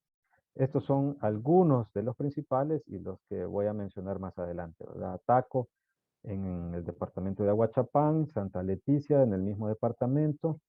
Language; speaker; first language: Spanish; native; Spanish